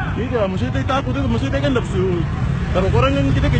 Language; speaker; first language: Indonesian; native; Indonesian